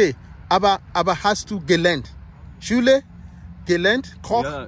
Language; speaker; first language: German; non-native, learner; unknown